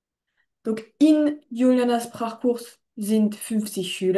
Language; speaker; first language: German; non-native, fluent; French